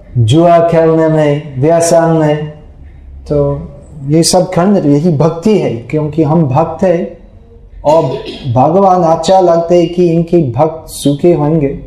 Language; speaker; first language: Hindi; non-native, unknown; English